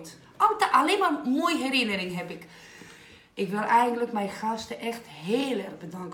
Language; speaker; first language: Dutch; non-native, fluent; Greek